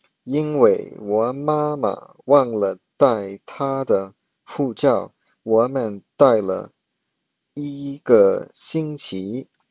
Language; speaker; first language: Chinese; early bilingual, heritage; Chinese